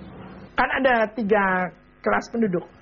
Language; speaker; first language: Indonesian; native; Indonesian